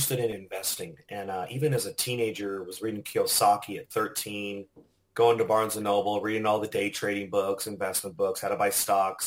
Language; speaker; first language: English; native; English